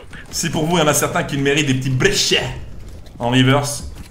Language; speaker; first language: French; native; French